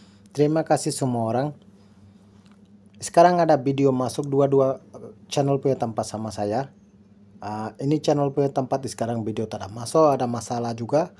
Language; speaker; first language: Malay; non-native, learner; Bangla